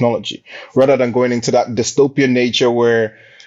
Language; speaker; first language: English; non-native, local second language; Yoruba